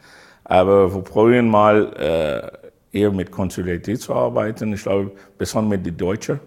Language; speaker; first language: German; non-native, learner; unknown